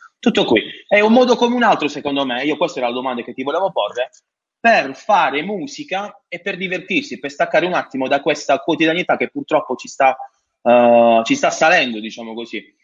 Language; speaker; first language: Italian; native; Italian